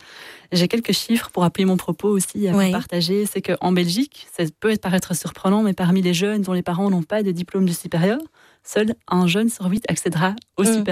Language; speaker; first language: French; native; French